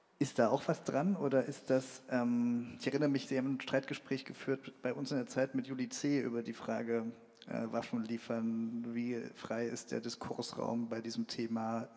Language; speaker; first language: German; native; German